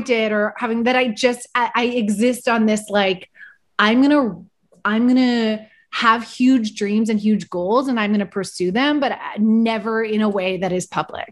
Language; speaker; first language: English; native; English